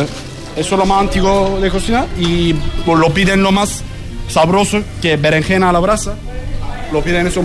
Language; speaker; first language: Spanish; non-native, learner; Turkish